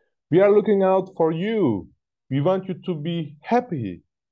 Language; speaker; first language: English; non-native, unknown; Turkish